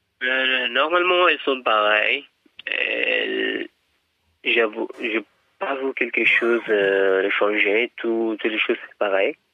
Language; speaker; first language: French; non-native, learner; Persian